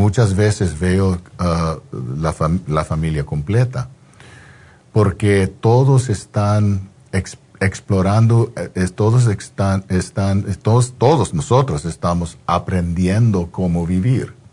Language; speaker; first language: Spanish; non-native, fluent; English